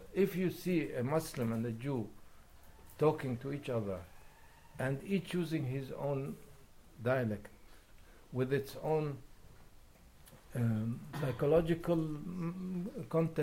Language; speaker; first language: English; non-native, fluent; Arabic